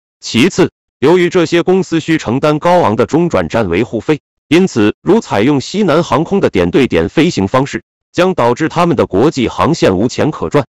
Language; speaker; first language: Chinese; native; Chinese